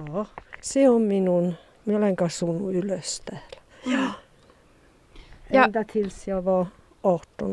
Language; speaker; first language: Finnish; early bilingual, heritage; Finnish